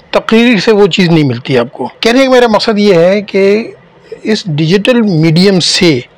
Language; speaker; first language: Urdu; native; Urdu